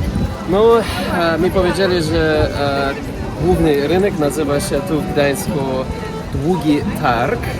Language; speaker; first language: Polish; non-native, learner; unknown